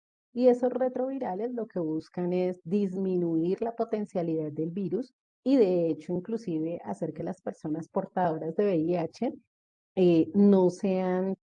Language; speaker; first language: Spanish; native; Spanish